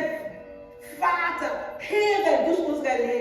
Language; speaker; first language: German; non-native, learner; French